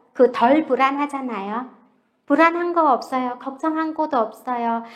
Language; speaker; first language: Korean; non-native, fluent; Vietnamese